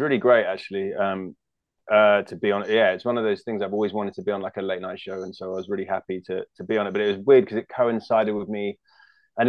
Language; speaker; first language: English; native; English